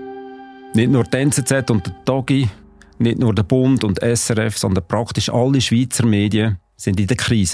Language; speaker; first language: German; native; German